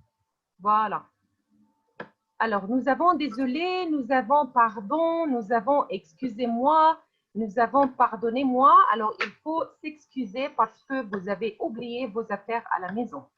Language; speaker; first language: French; non-native, fluent; Arabic